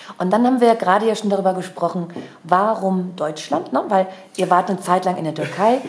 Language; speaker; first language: German; native; German